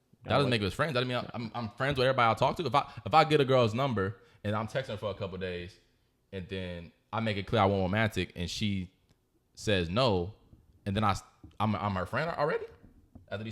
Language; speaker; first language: English; native; English